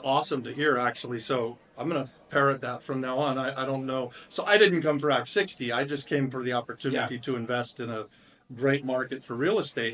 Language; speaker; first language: English; native; English